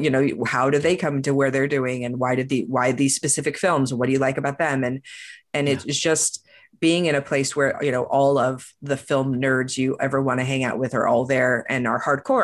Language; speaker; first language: English; native; English